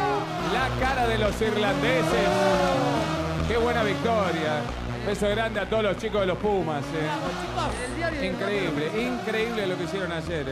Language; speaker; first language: Spanish; native; Spanish